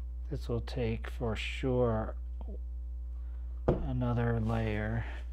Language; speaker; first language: English; native; English